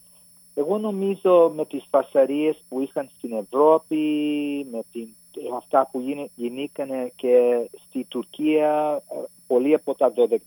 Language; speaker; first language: Greek; early bilingual, heritage; Greek